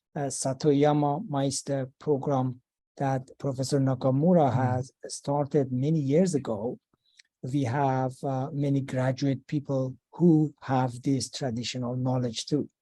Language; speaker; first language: English; non-native, fluent; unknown